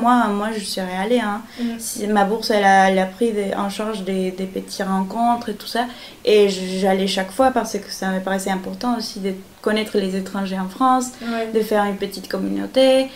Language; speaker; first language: French; non-native, fluent; Spanish